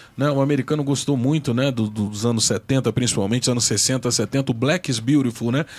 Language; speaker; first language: Portuguese; native; Portuguese